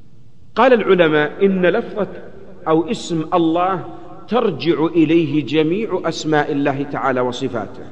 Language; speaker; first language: Arabic; native; Arabic